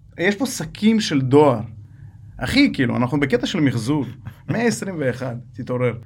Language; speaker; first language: Hebrew; non-native, fluent; Russian